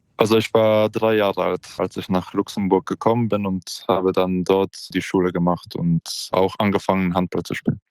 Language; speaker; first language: German; non-native, local second language; Polish